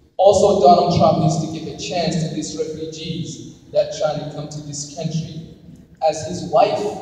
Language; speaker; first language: English; non-native, fluent; Somali